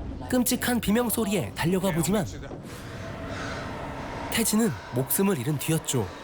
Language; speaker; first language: Korean; native; Korean